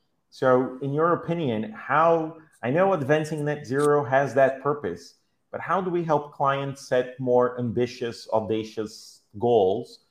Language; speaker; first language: English; non-native, fluent; Portuguese